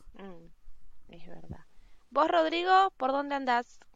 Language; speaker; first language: Spanish; native; Spanish